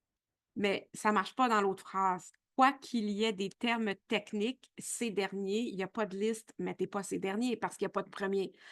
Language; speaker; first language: French; native; French